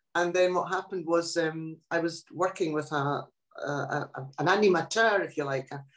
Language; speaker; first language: English; non-native, local second language; Italian